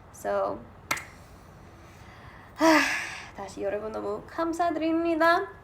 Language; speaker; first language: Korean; non-native, learner; English